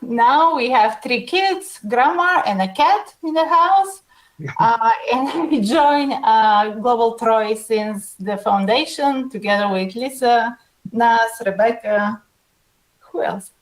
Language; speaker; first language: English; non-native, fluent; Bulgarian